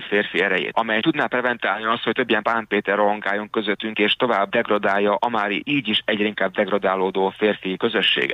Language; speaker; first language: Hungarian; native; Hungarian